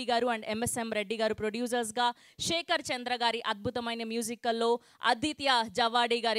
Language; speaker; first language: Telugu; native; Telugu